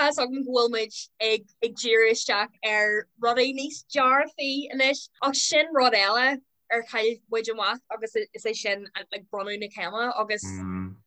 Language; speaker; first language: Irish; non-native, local second language; English